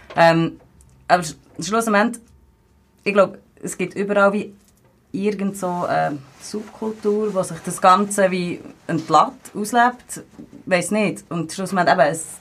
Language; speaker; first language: German; native; German